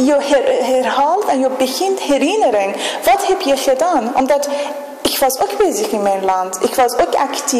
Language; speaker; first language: Dutch; non-native, learner; Persian